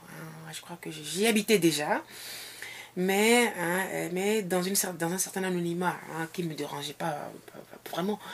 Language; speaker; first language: French; non-native, local second language; Ewe